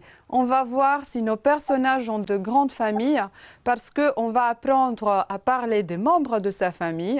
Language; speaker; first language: French; non-native, fluent; Romanian